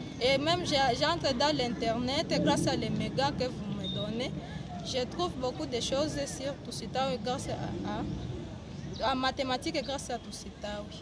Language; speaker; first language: French; non-native, learner; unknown